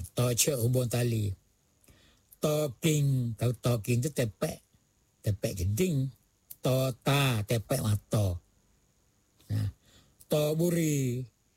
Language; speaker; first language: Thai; non-native, local second language; Malay